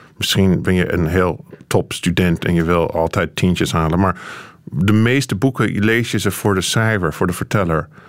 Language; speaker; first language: Dutch; non-native, fluent; English